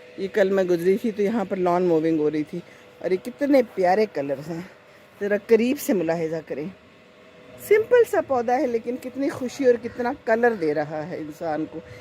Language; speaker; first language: Urdu; non-native, local second language; Punjabi